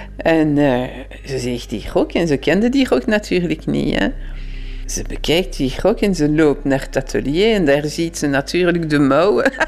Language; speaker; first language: Dutch; non-native, local second language; French